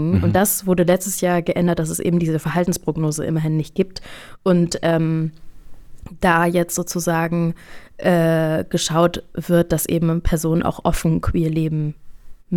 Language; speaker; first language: German; native; German